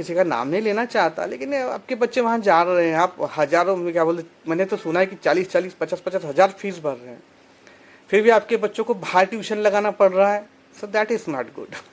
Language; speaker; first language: Hindi; non-native, local second language; Marathi